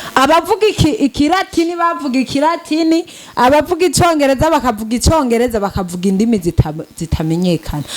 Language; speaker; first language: Rundi; early bilingual, heritage; Rundi